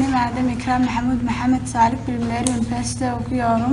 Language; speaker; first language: Turkish; non-native, learner; Somali